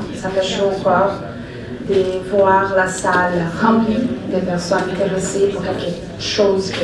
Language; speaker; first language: French; non-native, fluent; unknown